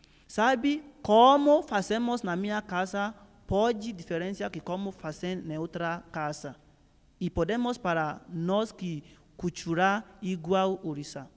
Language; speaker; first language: Portuguese; non-native, learner; Yoruba